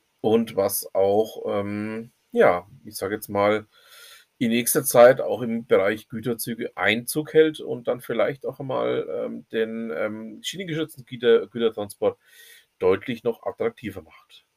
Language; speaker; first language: German; native; German